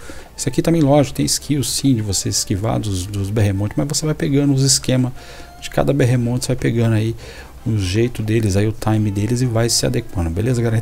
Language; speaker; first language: Portuguese; native; Portuguese